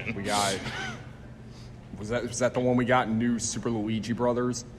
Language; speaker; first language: English; native; English